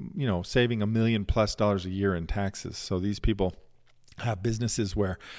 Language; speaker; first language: English; native; English